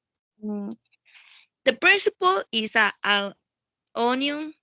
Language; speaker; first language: English; non-native, learner; Spanish